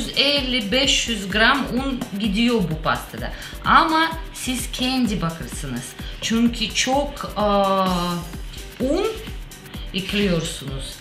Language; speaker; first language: Turkish; non-native, learner; Russian